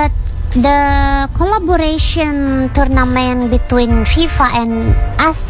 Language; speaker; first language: English; non-native, learner; Indonesian